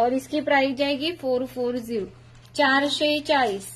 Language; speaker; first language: Hindi; non-native, local second language; Marathi